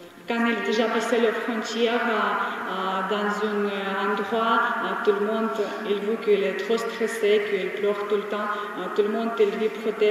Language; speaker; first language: French; non-native, learner; Ukrainian